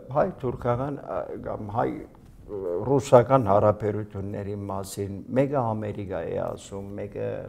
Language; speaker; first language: Armenian; early bilingual, heritage; Armenian